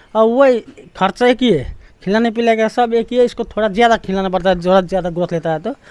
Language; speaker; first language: Hindi; non-native, local second language; Nepali